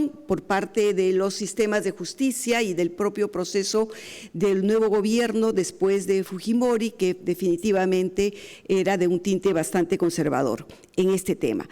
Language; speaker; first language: Spanish; native; Spanish